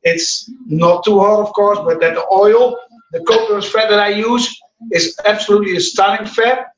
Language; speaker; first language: English; non-native, fluent; Dutch